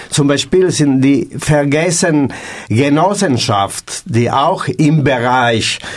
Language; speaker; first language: German; non-native, learner; Italian